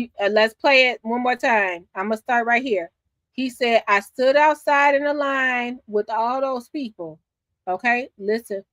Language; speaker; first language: English; native; English